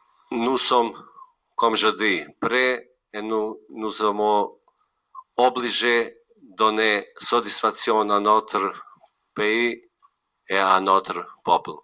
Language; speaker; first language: French; non-native, learner; Bosnian